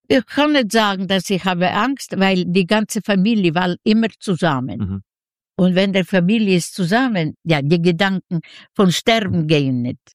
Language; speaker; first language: German; non-native, fluent; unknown